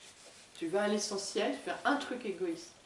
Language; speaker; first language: French; native; French